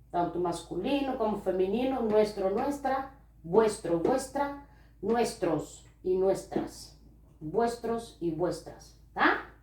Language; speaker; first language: Spanish; non-native, fluent; Portuguese